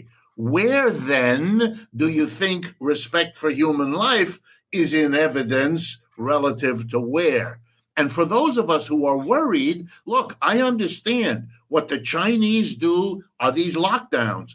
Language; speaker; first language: English; early bilingual, other home language; French